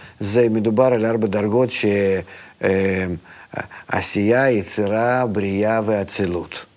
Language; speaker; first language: Hebrew; non-native, fluent; Russian